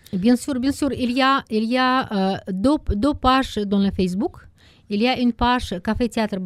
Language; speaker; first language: French; non-native, learner; Russian